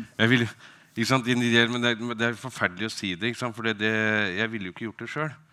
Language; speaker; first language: Norwegian; native; Norwegian